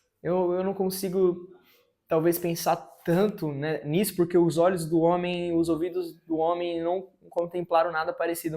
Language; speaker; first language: Portuguese; native; Portuguese